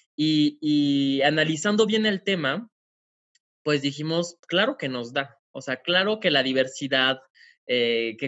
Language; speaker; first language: Spanish; non-native, fluent; French